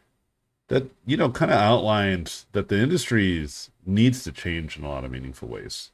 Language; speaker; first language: English; native; English